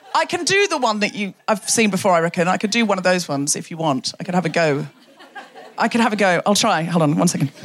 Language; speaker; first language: English; native; English